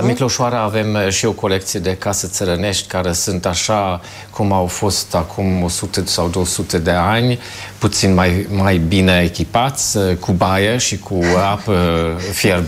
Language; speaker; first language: Romanian; non-native, fluent; German